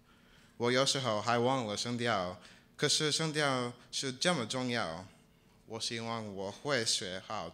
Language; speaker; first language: Chinese; non-native, learner; English